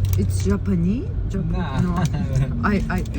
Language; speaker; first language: English; non-native, fluent; Turkish